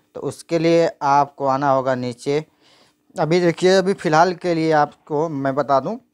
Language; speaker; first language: Hindi; native; Hindi